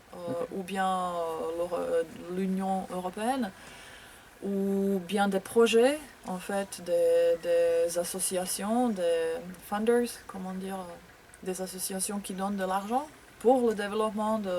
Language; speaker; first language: French; non-native, fluent; Croatian